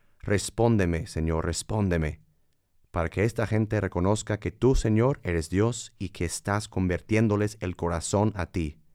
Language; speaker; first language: Spanish; non-native, fluent; English